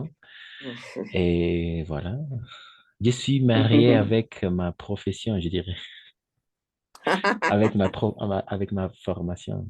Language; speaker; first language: French; non-native, fluent; Spanish